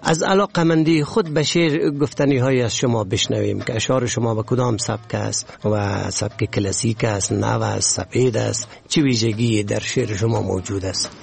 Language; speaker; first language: Persian; native; Persian